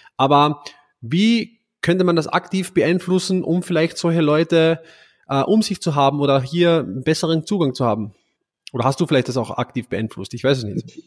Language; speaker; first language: German; native; German